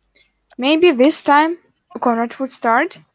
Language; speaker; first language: English; non-native, fluent; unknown